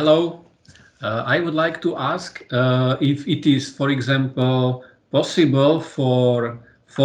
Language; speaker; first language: English; non-native, fluent; Slovak